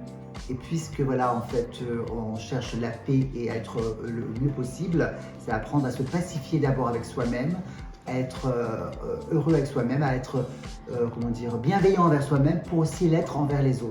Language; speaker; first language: French; native; French